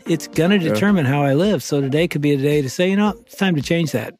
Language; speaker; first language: English; native; English